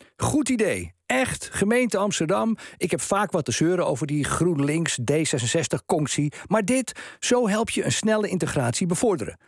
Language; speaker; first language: Dutch; native; Dutch